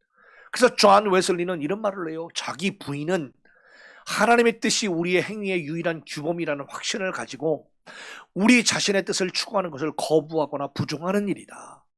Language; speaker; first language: Korean; native; Korean